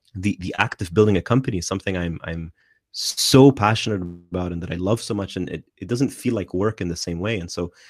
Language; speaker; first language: English; non-native, fluent; Arabic